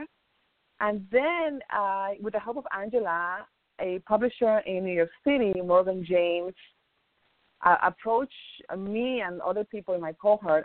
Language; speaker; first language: English; non-native, fluent; Spanish